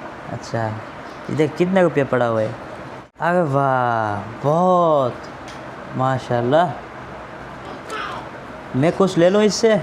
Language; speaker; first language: Hindi; non-native, learner; Bangla